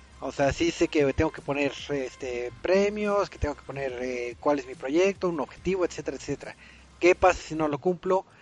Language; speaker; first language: Spanish; native; Spanish